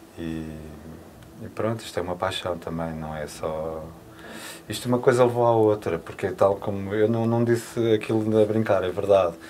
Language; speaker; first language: Portuguese; native; Portuguese